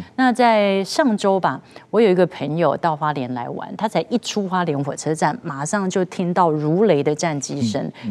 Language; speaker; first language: Chinese; native; Chinese